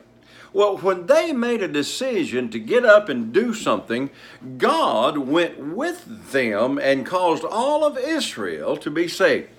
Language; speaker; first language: English; native; English